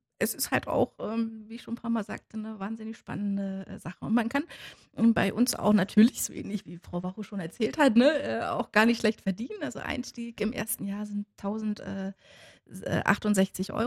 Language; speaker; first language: German; native; German